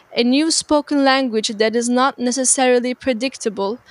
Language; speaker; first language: English; non-native, fluent; Turkish